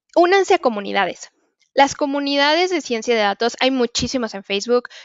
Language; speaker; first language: Spanish; native; Spanish